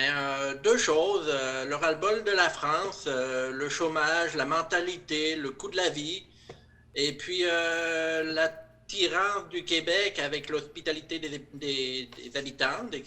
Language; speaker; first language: French; native; French